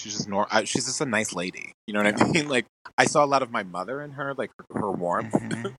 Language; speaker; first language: English; native; English